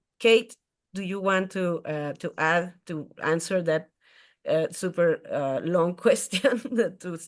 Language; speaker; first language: English; non-native, fluent; Spanish